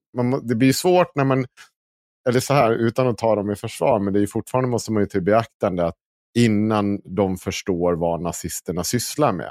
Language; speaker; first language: Swedish; native; Swedish